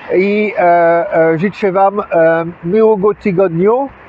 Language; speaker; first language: Polish; non-native, learner; French